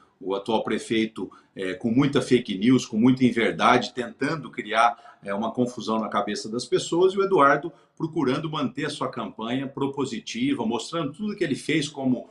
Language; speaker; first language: Portuguese; native; Portuguese